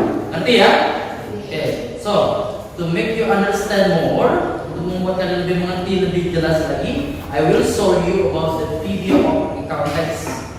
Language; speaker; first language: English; non-native, learner; Indonesian